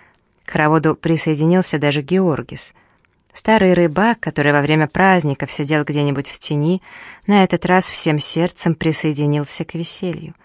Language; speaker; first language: Russian; native; Russian